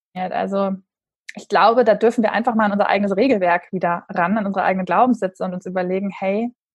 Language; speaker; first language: German; native; German